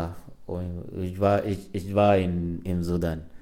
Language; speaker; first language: German; non-native, learner; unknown